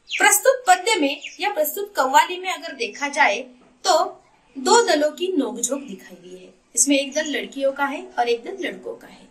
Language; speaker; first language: Hindi; non-native, local second language; Marathi